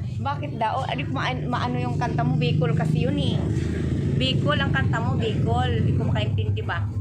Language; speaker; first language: Filipino; non-native, local second language; Cebuano